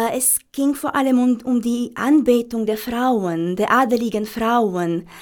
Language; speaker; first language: German; non-native, fluent; Romanian